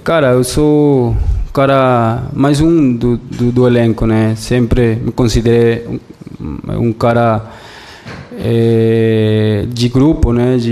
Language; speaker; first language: Portuguese; non-native, fluent; Spanish